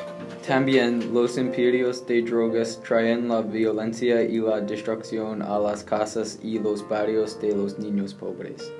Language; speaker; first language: Spanish; non-native, learner; English